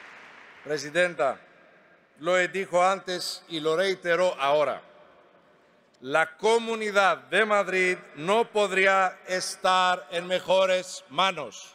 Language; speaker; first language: Spanish; non-native, fluent; Greek